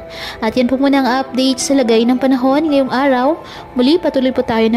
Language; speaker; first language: Filipino; non-native, local second language; Masbatenyo